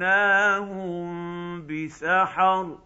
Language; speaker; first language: Arabic; native; Arabic